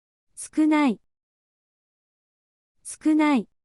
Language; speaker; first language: Japanese; native; Japanese